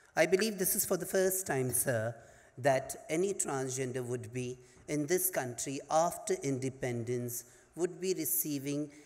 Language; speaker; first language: English; non-native, local second language; Hindi